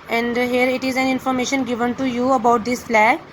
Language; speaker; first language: English; non-native, local second language; Urdu